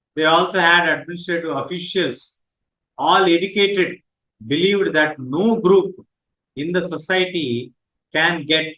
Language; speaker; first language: English; non-native, local second language; Telugu